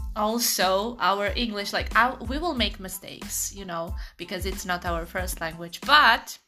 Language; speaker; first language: English; non-native, fluent; Serbian